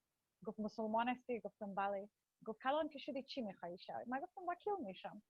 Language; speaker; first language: Persian; early bilingual, heritage; Persian